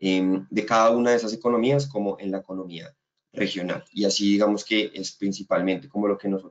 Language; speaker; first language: Spanish; native; Spanish